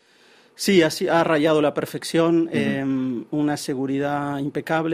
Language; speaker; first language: Spanish; native; Spanish